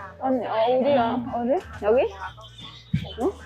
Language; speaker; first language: Korean; non-native, learner; Vietnamese